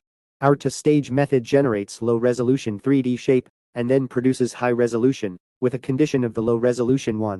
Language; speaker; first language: English; non-native, fluent; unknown